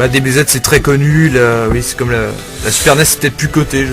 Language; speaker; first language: French; native; French